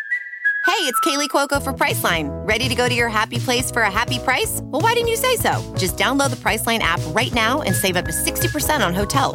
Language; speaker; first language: English; native; English